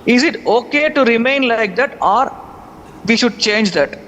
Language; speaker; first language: English; non-native, local second language; Tamil